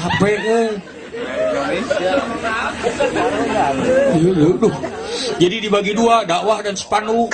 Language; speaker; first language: Indonesian; non-native, local second language; Sundanese